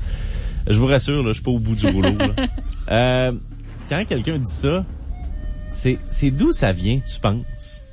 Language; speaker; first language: French; native; French